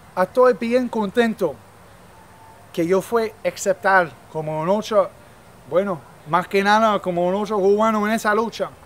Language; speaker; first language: Spanish; non-native, fluent; English